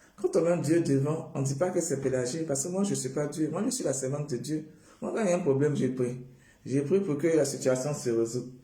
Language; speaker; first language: French; non-native, local second language; Baoulé